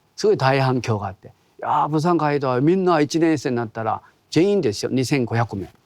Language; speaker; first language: Japanese; non-native, fluent; Korean